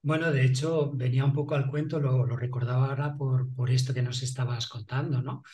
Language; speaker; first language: Spanish; non-native, local second language; Catalan